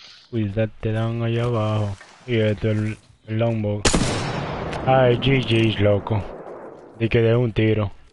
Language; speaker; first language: Spanish; native; Spanish